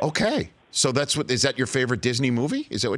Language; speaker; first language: English; native; English